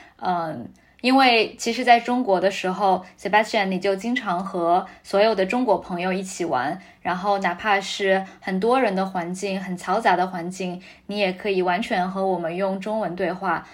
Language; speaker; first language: Chinese; native; Chinese